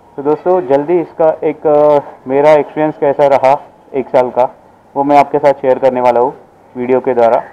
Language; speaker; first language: Hindi; non-native, local second language; Marathi